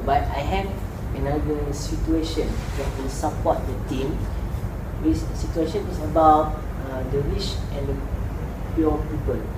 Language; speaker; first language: English; non-native, local second language; Malay